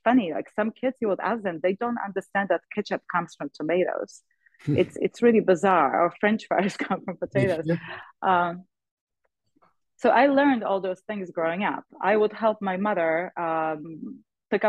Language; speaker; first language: English; non-native, fluent; Polish